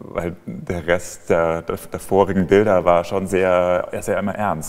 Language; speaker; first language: German; native; German